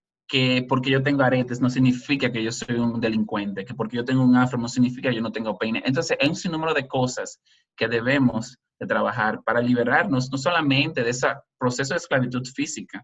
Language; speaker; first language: Spanish; native; Spanish